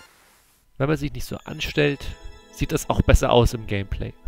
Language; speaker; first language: German; native; German